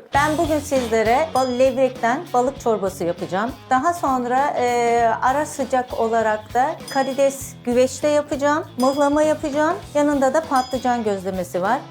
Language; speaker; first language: Turkish; native; Turkish